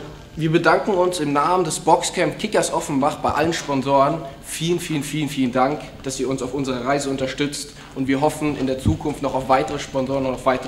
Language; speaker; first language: German; native; German